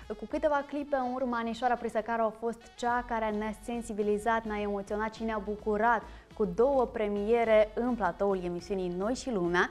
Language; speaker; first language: Romanian; native; Romanian